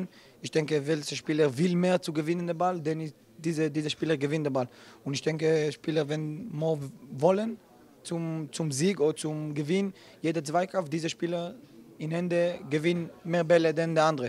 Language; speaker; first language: German; non-native, learner; Hebrew